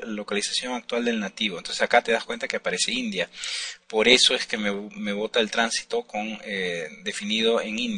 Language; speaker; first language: Spanish; native; Spanish